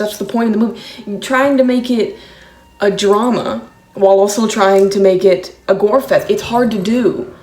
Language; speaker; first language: English; native; English